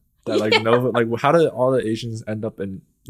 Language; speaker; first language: English; early bilingual, other home language; Vietnamese